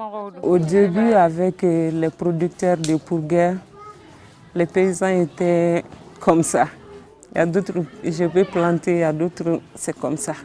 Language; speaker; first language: French; non-native, local second language; Bambara